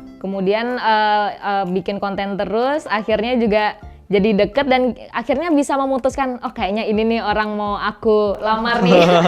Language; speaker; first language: Indonesian; native; Indonesian